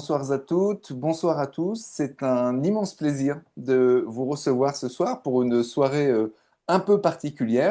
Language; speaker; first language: French; native; French